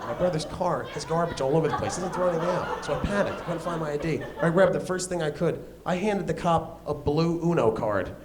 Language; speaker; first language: English; native; English